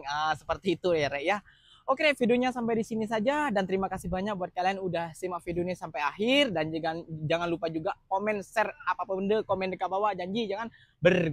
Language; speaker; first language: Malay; non-native, local second language; Javanese